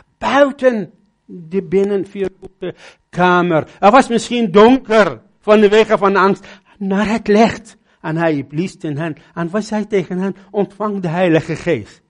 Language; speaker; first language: Dutch; non-native, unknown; Arabic